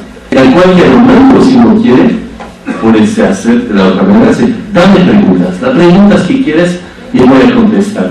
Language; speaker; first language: Spanish; non-native, fluent; French